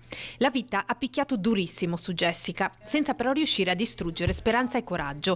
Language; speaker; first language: Italian; native; Italian